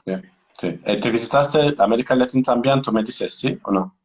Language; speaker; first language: Spanish; non-native, learner; Turkish